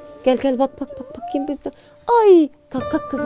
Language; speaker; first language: Turkish; non-native, learner; Arabic